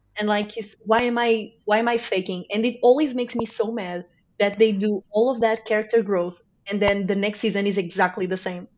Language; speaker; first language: English; non-native, fluent; Portuguese